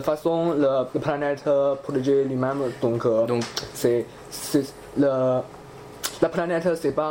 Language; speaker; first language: French; non-native, learner; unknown